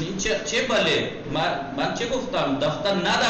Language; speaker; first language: Persian; non-native, fluent; Urdu